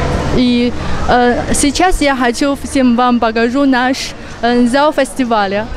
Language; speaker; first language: Russian; non-native, fluent; Chinese